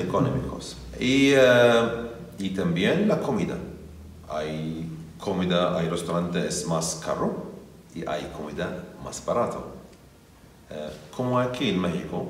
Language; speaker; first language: Spanish; non-native, learner; Arabic